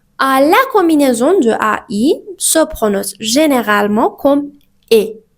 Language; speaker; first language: French; native; French